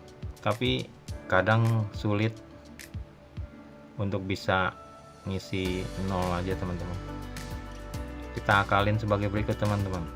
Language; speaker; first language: Indonesian; native; Indonesian